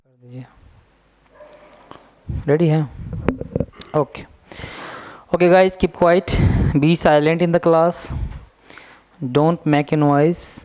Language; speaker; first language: English; non-native, fluent; Hindi